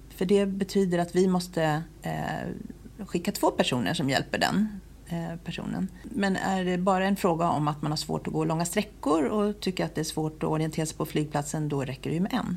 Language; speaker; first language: Swedish; native; Swedish